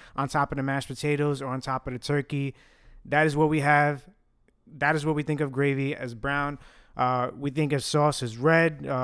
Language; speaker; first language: English; early bilingual, other home language; Italian